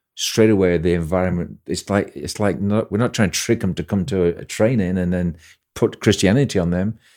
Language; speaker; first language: English; native; English